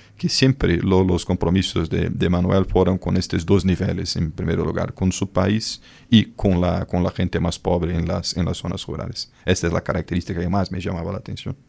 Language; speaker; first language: Spanish; non-native, fluent; Portuguese